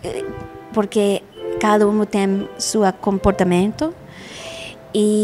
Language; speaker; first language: Portuguese; non-native, learner; English